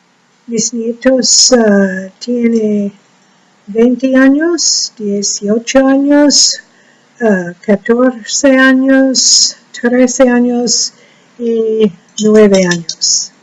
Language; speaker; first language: Spanish; non-native, learner; English